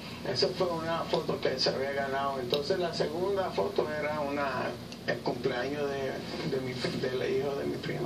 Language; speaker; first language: Spanish; early bilingual, heritage; Spanish